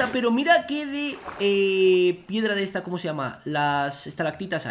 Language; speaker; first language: Spanish; native; Spanish